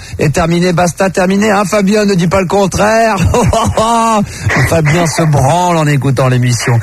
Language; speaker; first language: French; native; French